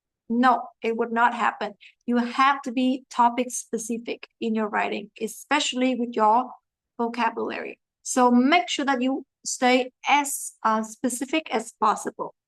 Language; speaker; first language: English; non-native, fluent; Vietnamese